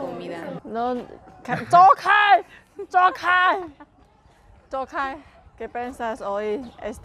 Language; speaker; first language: Spanish; non-native, learner; Chinese